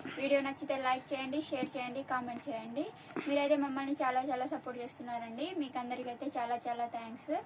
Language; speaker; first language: Telugu; non-native, local second language; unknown